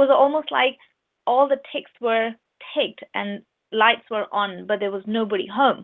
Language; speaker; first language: English; non-native, local second language; Urdu